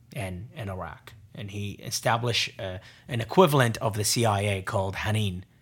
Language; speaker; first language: English; non-native, fluent; Arabic